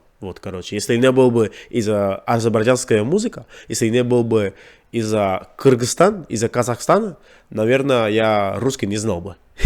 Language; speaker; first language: Russian; non-native, learner; English